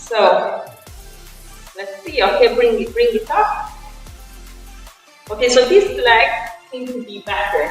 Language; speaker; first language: English; non-native, fluent; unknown